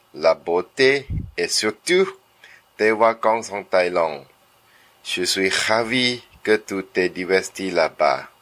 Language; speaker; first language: French; non-native, fluent; Thai